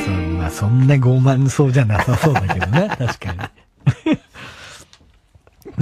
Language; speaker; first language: Japanese; native; Japanese